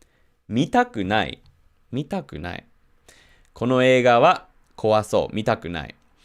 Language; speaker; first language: Japanese; non-native, fluent; English